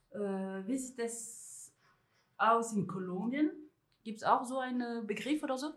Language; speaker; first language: German; non-native, fluent; French